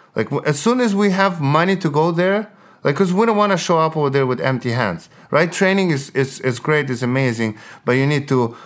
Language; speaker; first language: English; non-native, fluent; Ukrainian